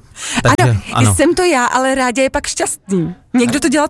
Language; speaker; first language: Czech; native; Czech